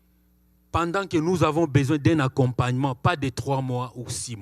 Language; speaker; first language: French; non-native, local second language; Swahili